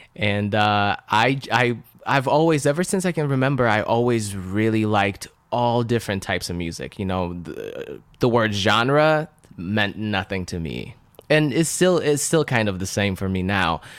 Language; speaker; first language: English; non-native, fluent; Russian